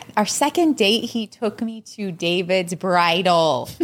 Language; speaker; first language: English; native; English